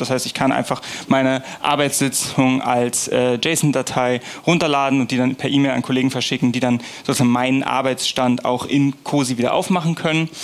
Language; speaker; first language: German; native; German